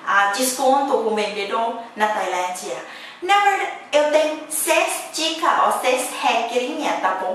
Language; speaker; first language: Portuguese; non-native, learner; Thai